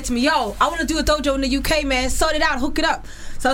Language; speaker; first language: English; native; English